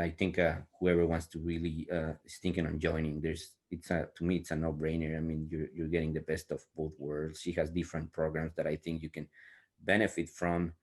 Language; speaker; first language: English; non-native, fluent; Spanish